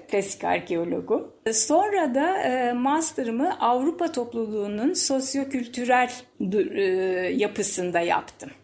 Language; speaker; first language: Turkish; native; Turkish